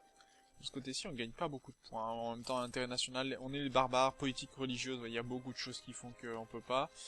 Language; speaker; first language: French; native; French